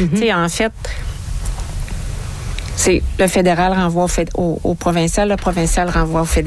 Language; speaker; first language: French; native; French